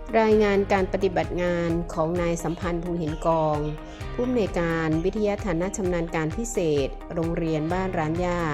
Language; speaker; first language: Thai; native; Thai